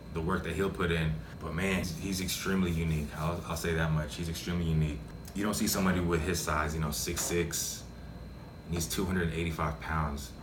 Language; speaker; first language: English; native; English